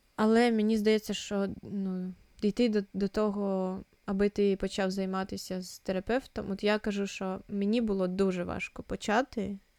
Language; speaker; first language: Ukrainian; non-native, local second language; Russian